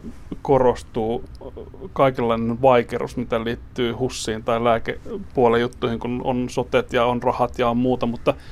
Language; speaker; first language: Finnish; native; Finnish